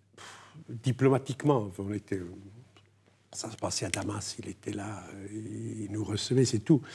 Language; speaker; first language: French; non-native, local second language; German